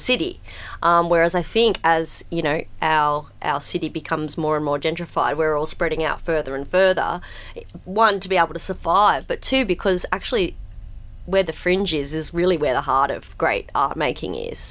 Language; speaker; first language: English; native; English